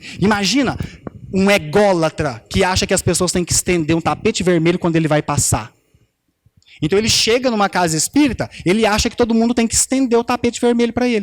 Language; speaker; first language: Portuguese; native; Portuguese